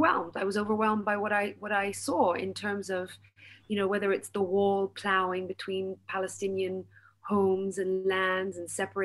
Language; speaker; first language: English; native; English